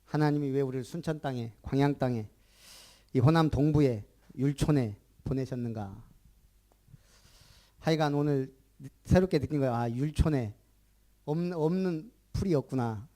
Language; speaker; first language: Korean; native; Korean